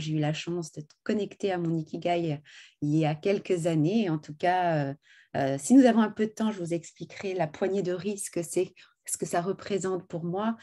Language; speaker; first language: French; native; French